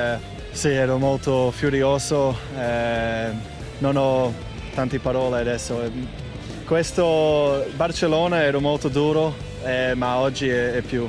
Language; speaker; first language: Italian; non-native, learner; English